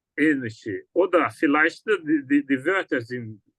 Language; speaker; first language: German; non-native, learner; Portuguese